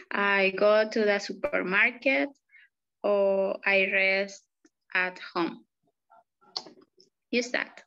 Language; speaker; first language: English; non-native, learner; Spanish